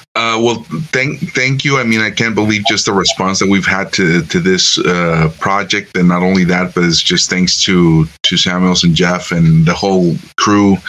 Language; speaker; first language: English; non-native, fluent; Spanish